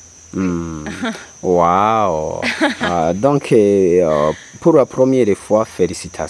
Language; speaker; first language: French; non-native, local second language; Rundi